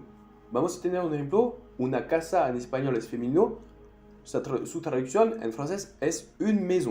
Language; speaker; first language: Spanish; non-native, fluent; French